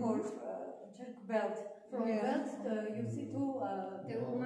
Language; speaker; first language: English; non-native, learner; Armenian